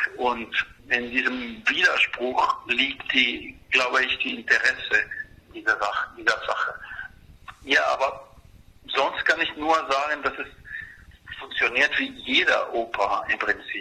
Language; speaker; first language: German; non-native, fluent; Spanish